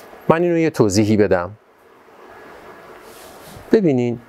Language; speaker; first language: Persian; native; Persian